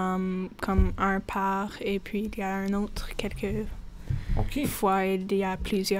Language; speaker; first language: French; non-native, local second language; English